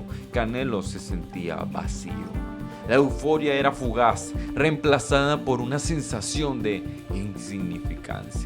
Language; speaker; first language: Spanish; native; Spanish